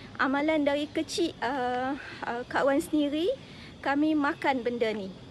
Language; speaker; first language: Malay; native; Malay